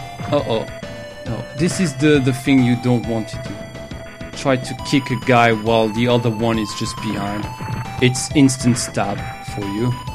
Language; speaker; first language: English; non-native, fluent; French